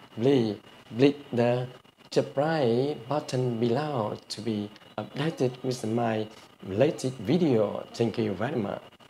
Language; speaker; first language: English; non-native, learner; Vietnamese